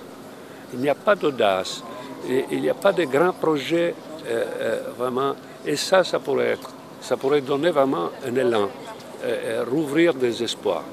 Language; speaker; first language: French; non-native, fluent; Italian